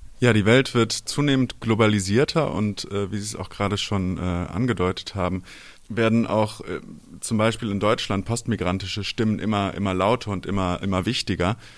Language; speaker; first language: German; native; German